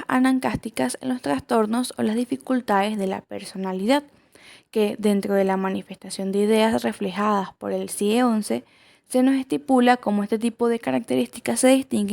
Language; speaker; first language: Spanish; native; Spanish